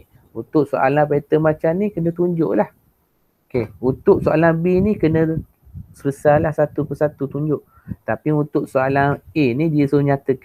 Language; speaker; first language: Malay; native; Malay